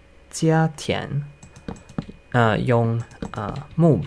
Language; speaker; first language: Chinese; non-native, learner; English